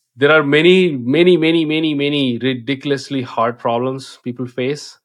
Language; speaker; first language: English; non-native, local second language; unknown